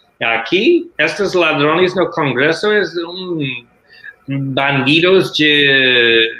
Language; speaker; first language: Spanish; non-native, learner; English